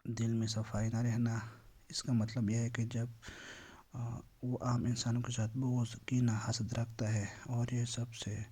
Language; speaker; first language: Urdu; non-native, local second language; Pashto